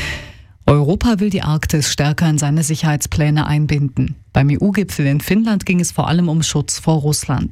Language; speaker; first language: German; native; German